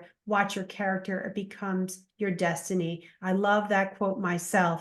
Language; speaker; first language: English; native; English